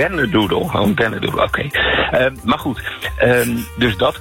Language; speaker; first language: Dutch; native; Dutch